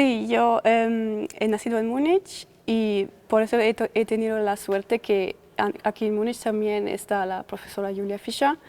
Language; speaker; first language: Spanish; non-native, fluent; German